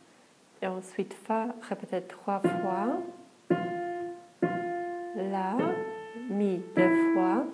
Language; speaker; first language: French; non-native, fluent; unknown